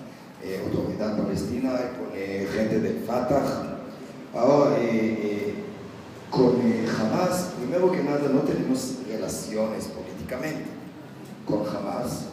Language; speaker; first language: Spanish; non-native, learner; Hebrew